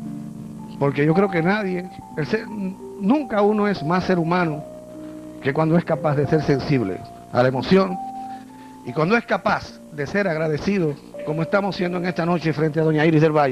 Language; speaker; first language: Spanish; native; Spanish